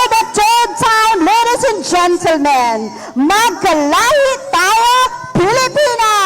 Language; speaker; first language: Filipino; non-native, local second language; Bikol